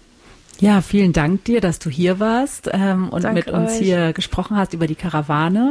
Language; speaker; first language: German; native; German